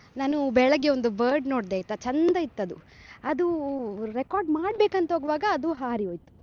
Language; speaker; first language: Kannada; non-native, local second language; Tulu